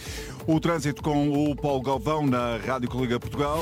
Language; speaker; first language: Portuguese; native; Portuguese